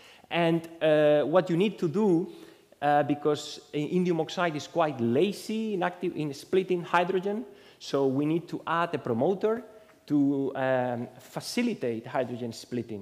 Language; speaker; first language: English; non-native, fluent; Spanish